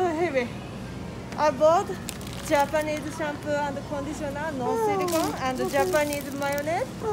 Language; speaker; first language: English; non-native, learner; Japanese